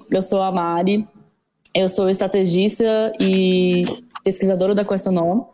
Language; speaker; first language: Portuguese; native; Portuguese